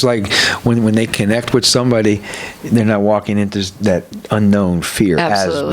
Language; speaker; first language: English; native; English